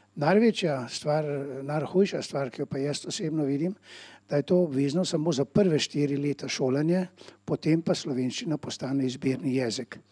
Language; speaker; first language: Slovenian; early bilingual, heritage; Slovenian